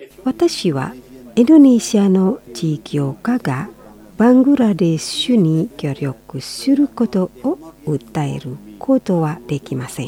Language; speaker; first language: Japanese; non-native, fluent; Indonesian